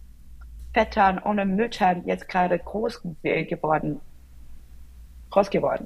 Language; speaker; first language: German; non-native, fluent; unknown